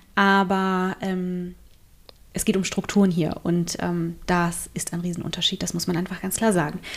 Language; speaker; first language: German; native; German